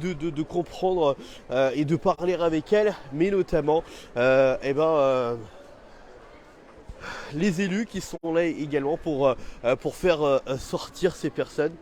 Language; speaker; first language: French; native; French